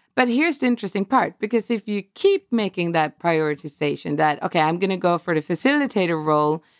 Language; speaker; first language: English; non-native, fluent; Swedish